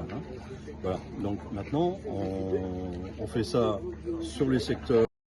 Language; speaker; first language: French; native; French